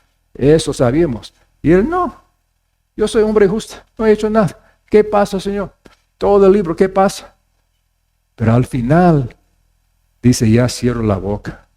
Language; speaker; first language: Spanish; non-native, fluent; English